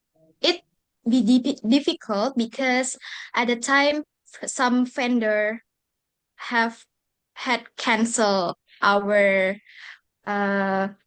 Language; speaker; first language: English; non-native, learner; Indonesian